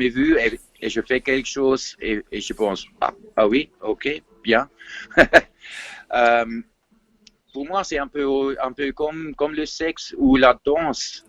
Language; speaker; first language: French; non-native, fluent; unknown